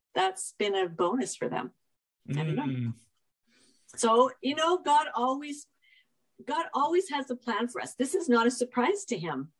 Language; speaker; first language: English; native; English